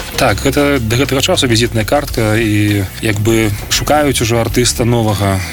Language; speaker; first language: Belarusian; non-native, local second language; Russian